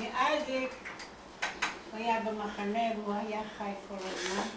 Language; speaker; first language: Hebrew; non-native, fluent; Hungarian